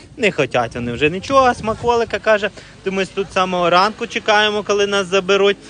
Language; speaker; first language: Ukrainian; non-native, local second language; Russian